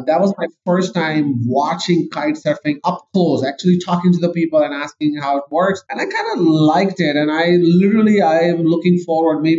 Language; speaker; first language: English; non-native, local second language; Urdu